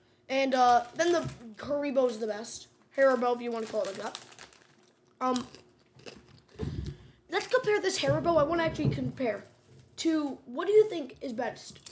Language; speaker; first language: English; native; English